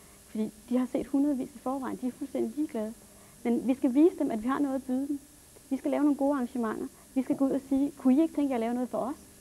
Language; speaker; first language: Danish; native; Danish